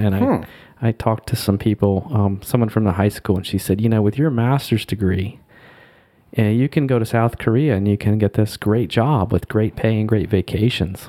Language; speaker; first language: English; native; English